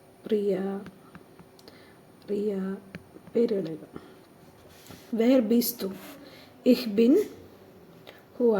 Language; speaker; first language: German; non-native, learner; Malayalam